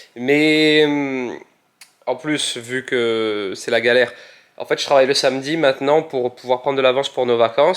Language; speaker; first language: French; native; French